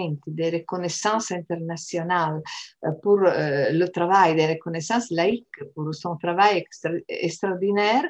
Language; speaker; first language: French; non-native, fluent; Italian